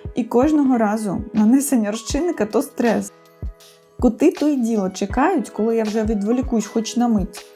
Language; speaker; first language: Ukrainian; non-native, local second language; Russian